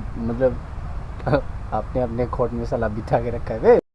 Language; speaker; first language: Hindi; non-native, local second language; Bodo